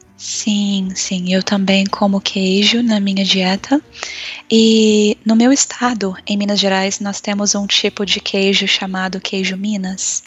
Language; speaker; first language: Portuguese; native; Portuguese